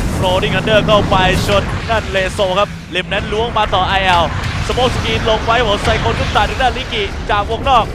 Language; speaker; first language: Thai; native; Thai